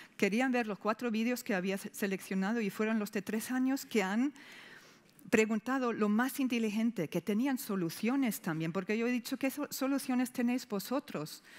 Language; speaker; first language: Spanish; non-native, fluent; German